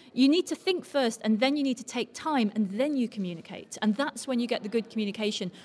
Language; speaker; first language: English; native; English